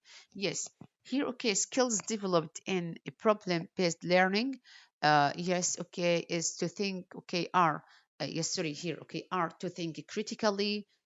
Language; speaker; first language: English; non-native, fluent; Arabic